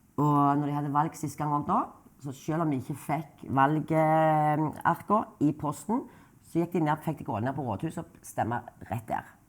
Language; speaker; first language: Norwegian; native; Norwegian